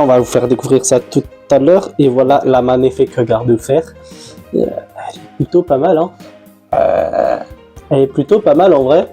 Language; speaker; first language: French; native; French